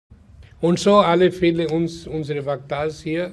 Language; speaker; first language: German; non-native, learner; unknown